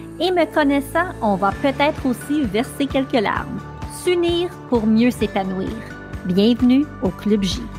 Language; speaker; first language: French; native; French